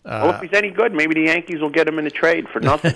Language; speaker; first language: English; native; English